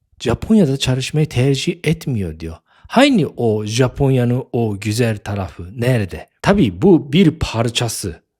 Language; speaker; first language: Turkish; non-native, fluent; Japanese